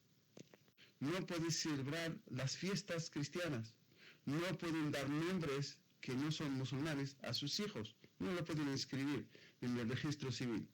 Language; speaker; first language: Spanish; non-native, fluent; Arabic